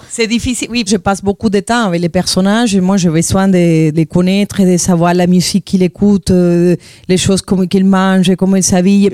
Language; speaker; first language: French; non-native, fluent; Spanish